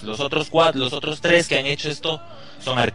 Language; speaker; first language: Spanish; native; Spanish